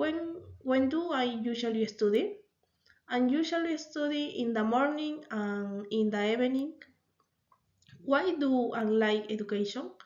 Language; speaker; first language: English; non-native, learner; Spanish